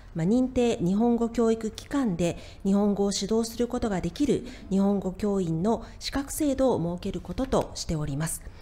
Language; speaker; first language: Japanese; native; Japanese